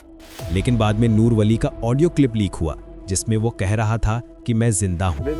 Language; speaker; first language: Hindi; native; Hindi